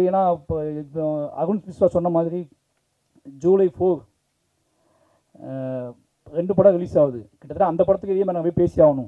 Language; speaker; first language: Tamil; native; Tamil